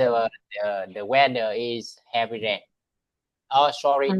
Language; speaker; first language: English; non-native, learner; Vietnamese